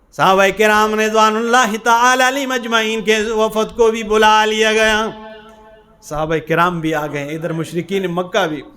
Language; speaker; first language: Urdu; non-native, local second language; Pashto